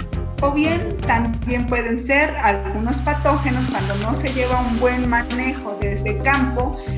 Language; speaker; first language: Spanish; native; Spanish